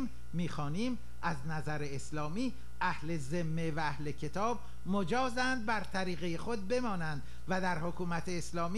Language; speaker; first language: Persian; native; Persian